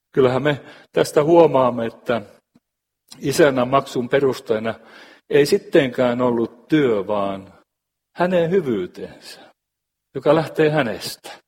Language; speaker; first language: Finnish; native; Finnish